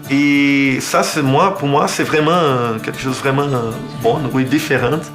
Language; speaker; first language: French; non-native, fluent; Portuguese